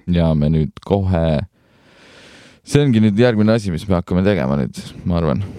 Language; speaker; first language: Estonian; native; Estonian